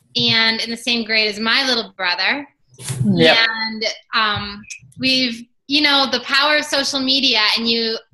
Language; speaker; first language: English; native; English